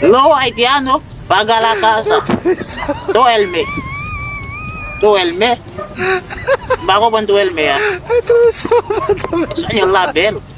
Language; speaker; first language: Spanish; non-native, learner; Haitian Creole